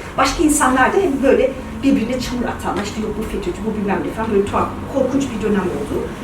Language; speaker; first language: Turkish; early bilingual, heritage; Turkish